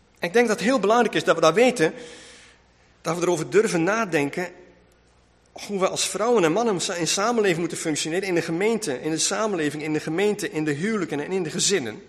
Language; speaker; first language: Dutch; non-native, local second language; Western Frisian